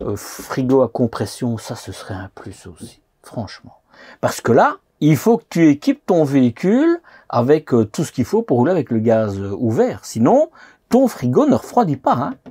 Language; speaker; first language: French; native; French